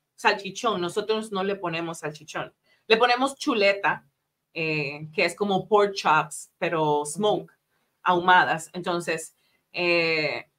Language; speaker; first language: Spanish; native; Spanish